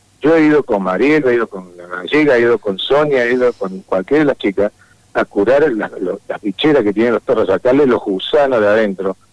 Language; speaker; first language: Spanish; native; Spanish